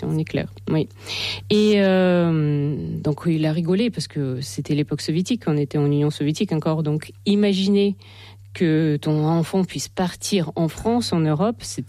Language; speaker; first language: French; non-native, fluent; Russian